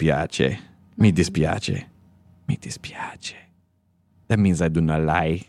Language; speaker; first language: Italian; non-native, learner; English